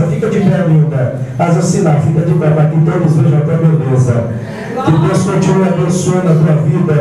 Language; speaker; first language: Portuguese; native; Portuguese